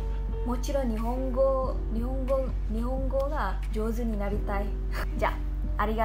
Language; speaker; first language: Japanese; non-native, learner; Malay